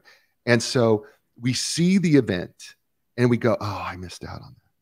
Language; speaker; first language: English; native; English